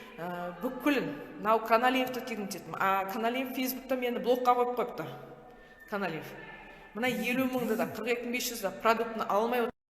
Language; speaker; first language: Kazakh; native; Kazakh